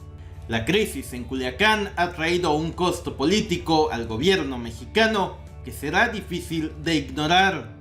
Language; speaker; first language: Spanish; native; Spanish